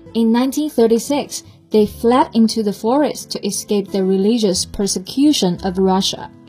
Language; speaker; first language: English; non-native, fluent; Chinese